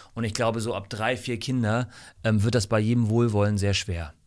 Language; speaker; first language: German; non-native, fluent; English